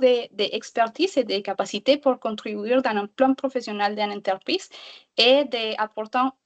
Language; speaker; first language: French; non-native, learner; Spanish